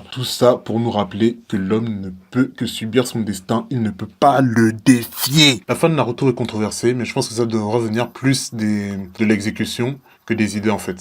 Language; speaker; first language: French; native; French